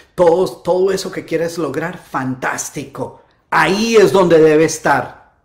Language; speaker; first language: Spanish; native; Spanish